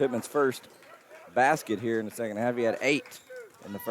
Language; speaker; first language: English; native; English